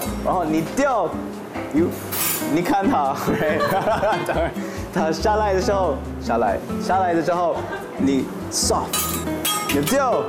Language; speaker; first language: Chinese; non-native, learner; English